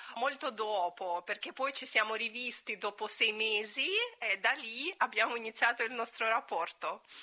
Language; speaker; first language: Italian; non-native, fluent; Latvian